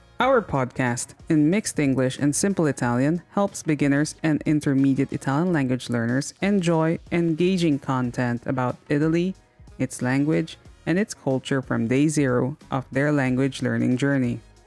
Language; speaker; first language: English; non-native, local second language; Filipino